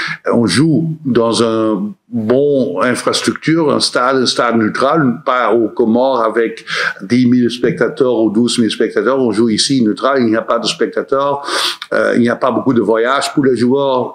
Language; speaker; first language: French; non-native, learner; Dutch